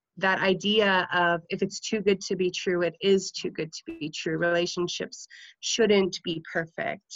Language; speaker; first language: English; native; English